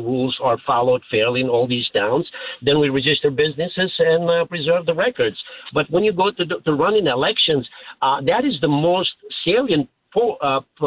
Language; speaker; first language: English; non-native, fluent; Albanian